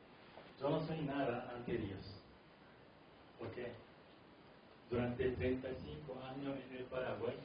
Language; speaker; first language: Spanish; non-native, fluent; Korean